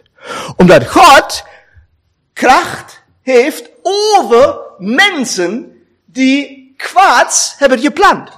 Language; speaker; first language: Dutch; non-native, fluent; German